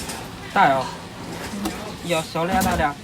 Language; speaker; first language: Chinese; native; Chinese